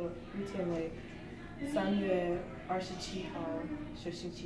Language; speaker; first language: Chinese; non-native, learner; English